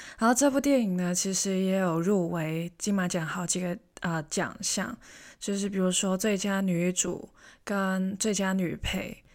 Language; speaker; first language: Chinese; non-native, local second language; Cantonese